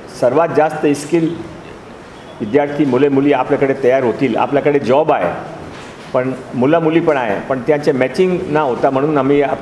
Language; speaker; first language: Marathi; non-native, local second language; Hindi